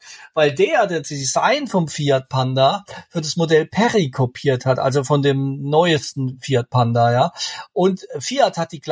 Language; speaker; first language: German; native; German